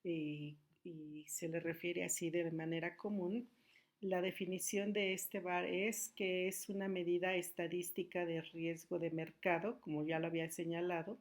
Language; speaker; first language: Spanish; native; Spanish